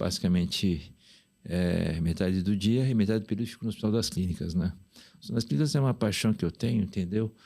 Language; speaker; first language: Portuguese; early bilingual, other home language; Korean